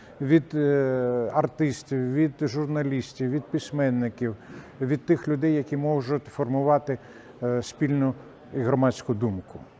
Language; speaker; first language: Ukrainian; non-native, fluent; Lithuanian